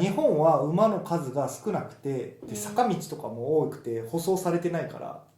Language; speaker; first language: Japanese; native; Japanese